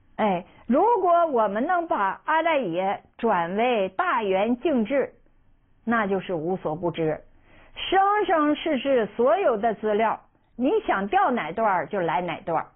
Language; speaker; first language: Chinese; native; Chinese